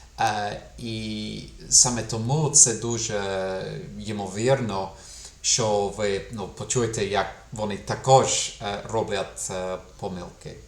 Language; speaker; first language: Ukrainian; non-native, fluent; English